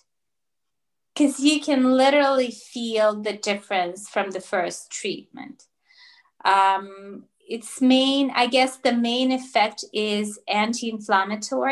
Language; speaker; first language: English; non-native, fluent; Russian